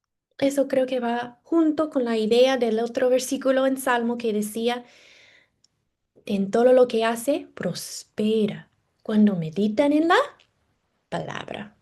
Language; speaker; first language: Spanish; non-native, fluent; English